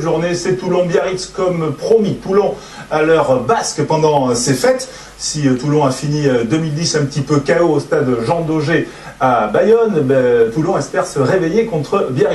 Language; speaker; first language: French; native; French